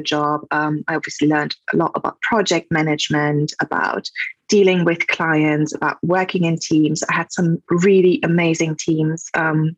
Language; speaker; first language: English; non-native, fluent; German